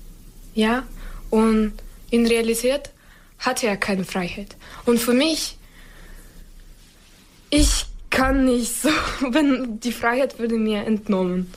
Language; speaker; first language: German; non-native, learner; Ukrainian